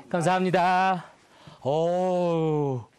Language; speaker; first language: Korean; native; Korean